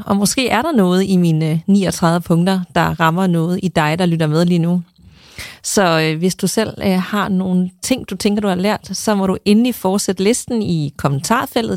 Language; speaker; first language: Danish; native; Danish